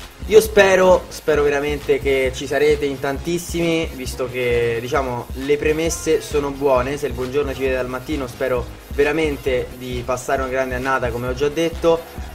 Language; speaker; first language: Italian; native; Italian